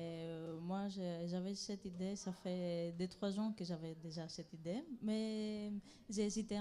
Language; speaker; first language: French; non-native, fluent; Greek